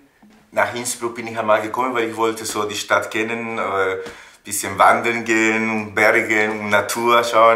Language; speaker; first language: German; non-native, fluent; Spanish